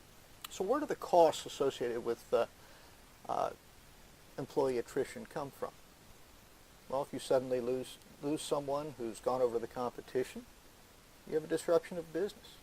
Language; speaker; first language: English; native; English